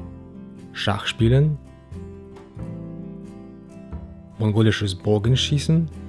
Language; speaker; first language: German; native; German